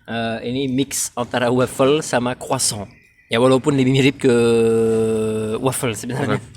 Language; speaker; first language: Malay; non-native, fluent; French